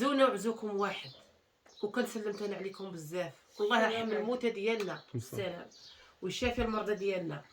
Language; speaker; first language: Arabic; native; Arabic